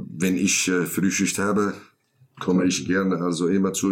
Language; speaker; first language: German; non-native, learner; Kurdish